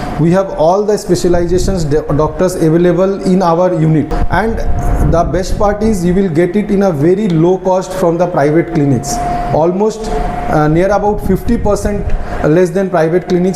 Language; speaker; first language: English; non-native, local second language; Hindi